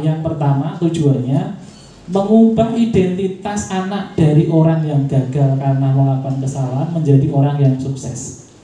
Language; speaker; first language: Indonesian; native; Indonesian